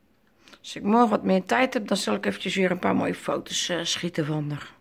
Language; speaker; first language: Dutch; native; Dutch